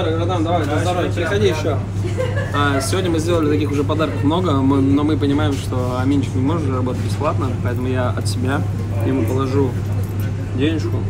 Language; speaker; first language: Russian; native; Russian